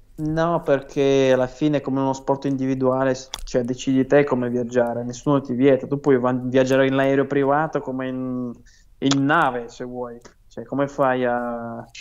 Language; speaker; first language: Italian; non-native, fluent; Russian